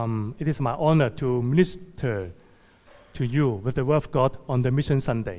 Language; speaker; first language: English; non-native, local second language; Cantonese